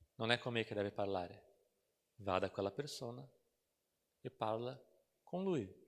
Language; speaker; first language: Italian; non-native, fluent; Portuguese